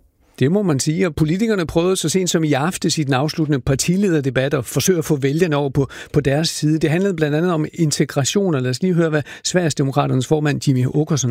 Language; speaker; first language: Danish; native; Danish